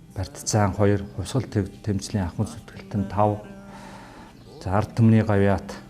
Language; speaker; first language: Mongolian; native; Mongolian